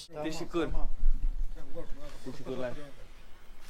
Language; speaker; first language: Turkish; non-native, learner; French